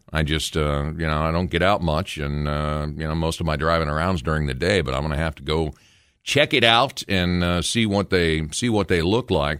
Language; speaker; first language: English; native; English